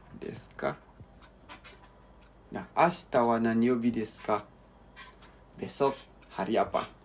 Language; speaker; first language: Japanese; non-native, learner; Indonesian